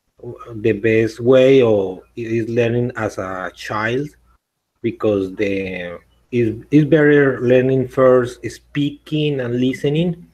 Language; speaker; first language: English; non-native, learner; Spanish